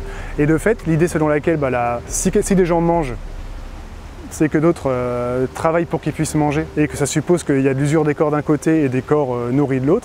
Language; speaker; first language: French; native; French